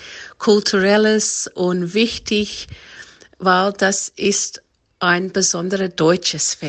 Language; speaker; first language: German; non-native, fluent; English